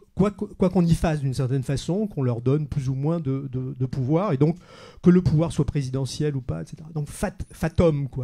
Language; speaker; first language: French; native; French